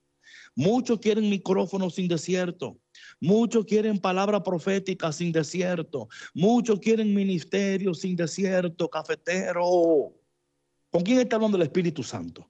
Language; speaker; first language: Spanish; native; Spanish